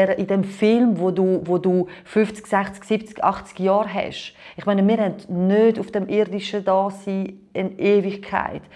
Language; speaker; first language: German; non-native, fluent; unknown